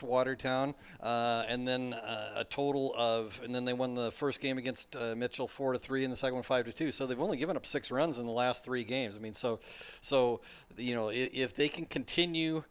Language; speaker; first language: English; native; English